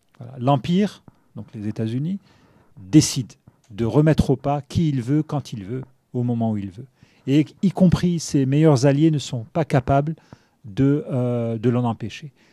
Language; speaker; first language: French; non-native, local second language; Arabic